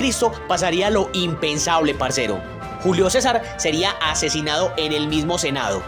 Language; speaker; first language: Spanish; native; Spanish